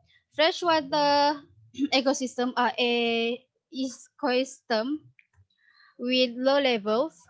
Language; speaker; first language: English; non-native, learner; Indonesian